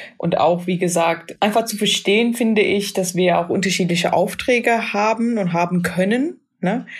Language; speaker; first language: German; non-native, fluent; English